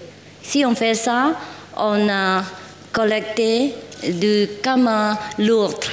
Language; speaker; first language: French; non-native, learner; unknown